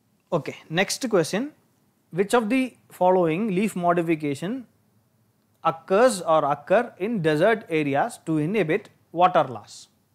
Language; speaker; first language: English; non-native, local second language; Tamil